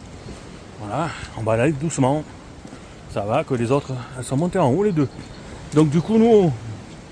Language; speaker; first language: French; native; French